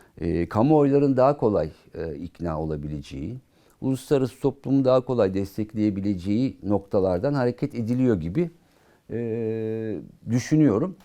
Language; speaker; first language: Turkish; native; Turkish